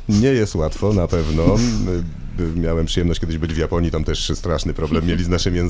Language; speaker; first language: Polish; native; Polish